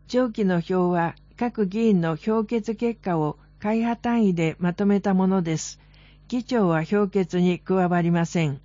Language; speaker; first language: Japanese; native; Japanese